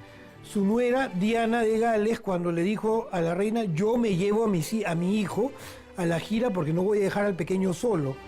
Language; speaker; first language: Spanish; native; Spanish